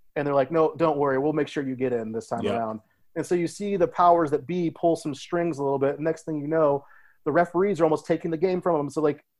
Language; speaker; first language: English; native; English